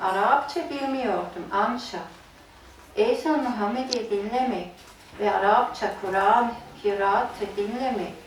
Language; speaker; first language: Turkish; non-native, fluent; German